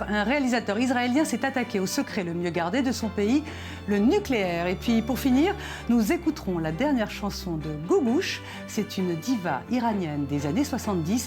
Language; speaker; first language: French; native; French